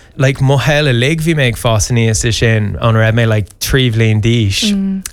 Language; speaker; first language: Irish; non-native, local second language; English